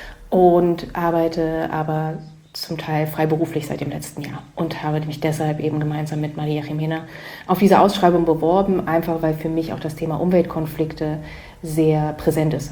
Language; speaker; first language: German; native; German